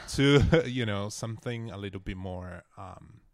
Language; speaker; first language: English; non-native, fluent; Italian